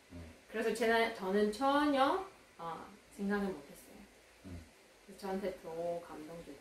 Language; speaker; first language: Korean; non-native, learner; Russian